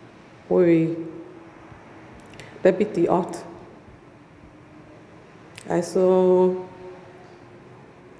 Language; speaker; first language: Norwegian; non-native, fluent; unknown